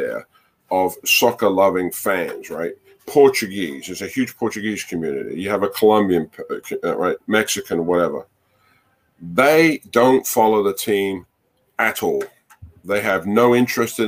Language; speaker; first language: English; native; English